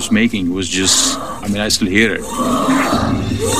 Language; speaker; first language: English; non-native, local second language; Urdu